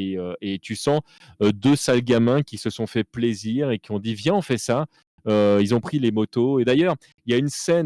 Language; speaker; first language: French; native; French